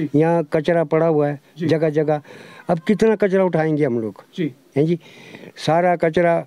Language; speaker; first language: Hindi; native; Hindi